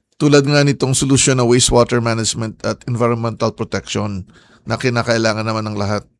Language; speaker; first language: Filipino; native; Filipino